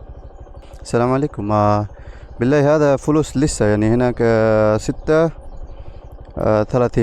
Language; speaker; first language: Arabic; non-native, learner; Bangla